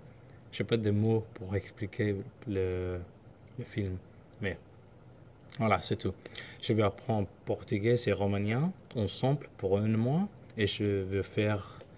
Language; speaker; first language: French; non-native, learner; Somali